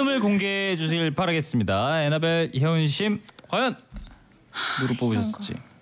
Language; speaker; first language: Korean; native; Korean